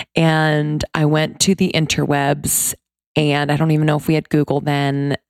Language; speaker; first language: English; native; English